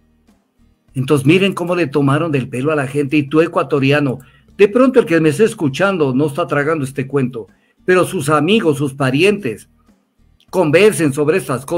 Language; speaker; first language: Spanish; native; Spanish